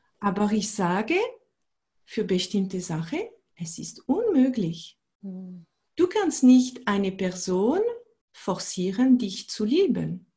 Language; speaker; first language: German; non-native, fluent; French